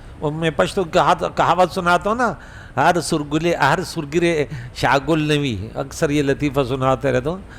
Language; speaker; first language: Urdu; non-native, local second language; Pashto